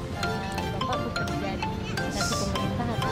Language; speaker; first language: Indonesian; native; Indonesian